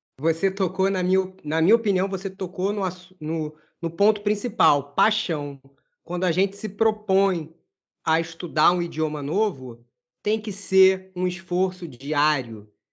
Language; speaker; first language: Portuguese; native; Portuguese